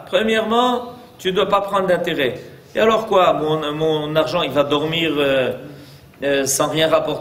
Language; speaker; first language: French; native; French